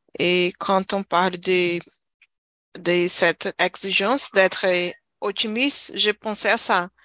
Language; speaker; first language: French; non-native, learner; Portuguese